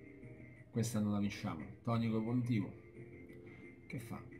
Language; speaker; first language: Italian; native; Italian